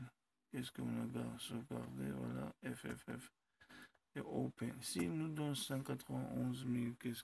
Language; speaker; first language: French; non-native, learner; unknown